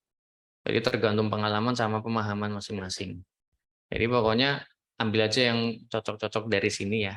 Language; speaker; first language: Indonesian; native; Indonesian